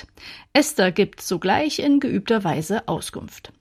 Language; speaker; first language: German; native; German